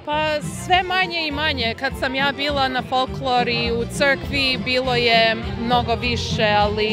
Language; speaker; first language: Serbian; early bilingual, heritage; Serbian